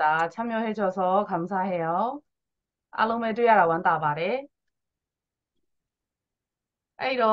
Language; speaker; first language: Korean; non-native, fluent; Burmese